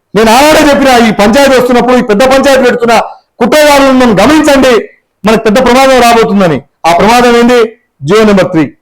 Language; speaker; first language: Telugu; non-native, local second language; Lambadi